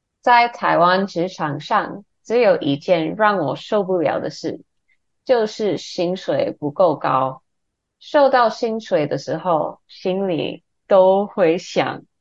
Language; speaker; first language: Chinese; non-native, fluent; English